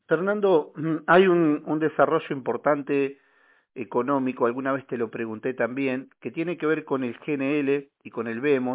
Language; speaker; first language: Spanish; native; Spanish